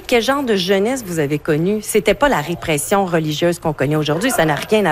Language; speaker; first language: French; native; French